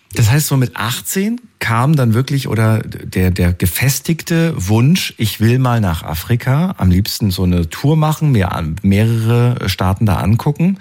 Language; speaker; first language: German; native; German